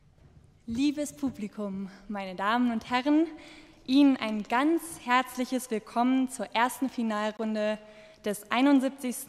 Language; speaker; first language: German; native; German